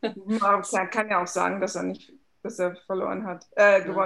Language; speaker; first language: German; native; German